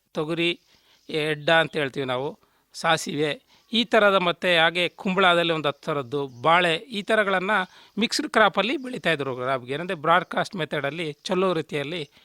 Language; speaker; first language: Kannada; native; Kannada